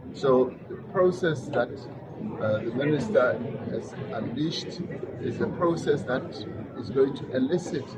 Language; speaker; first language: English; non-native, local second language; Venda